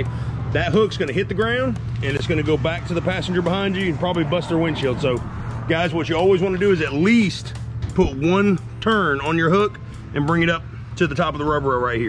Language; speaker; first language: English; native; English